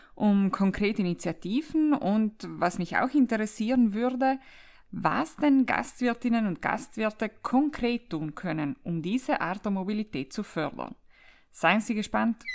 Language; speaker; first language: German; native; German